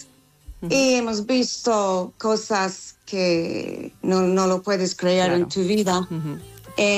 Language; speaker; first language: Spanish; non-native, fluent; English